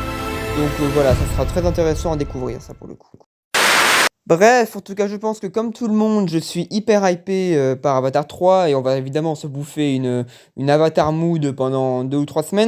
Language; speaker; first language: French; native; French